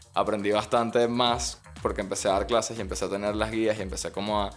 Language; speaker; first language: Spanish; native; Spanish